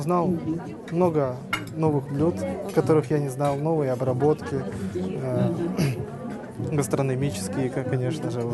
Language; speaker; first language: Russian; non-native, local second language; Yakut